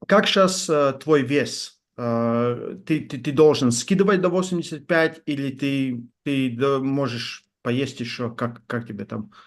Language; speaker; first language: Russian; non-native, fluent; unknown